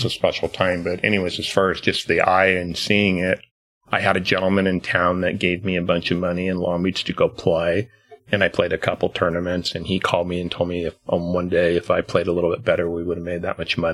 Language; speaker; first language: English; native; English